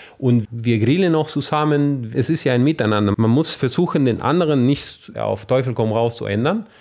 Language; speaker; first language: German; non-native, fluent; Spanish